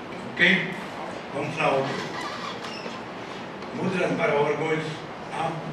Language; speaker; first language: Portuguese; non-native, fluent; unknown